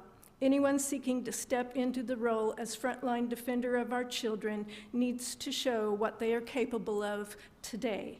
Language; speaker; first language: English; native; English